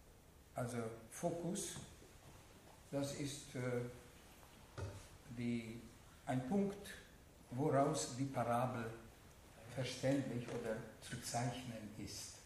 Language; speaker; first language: German; non-native, fluent; Hungarian